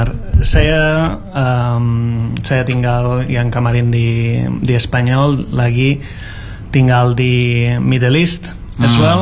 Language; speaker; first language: Indonesian; non-native, learner; Spanish